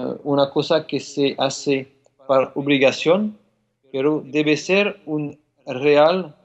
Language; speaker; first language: Spanish; non-native, fluent; French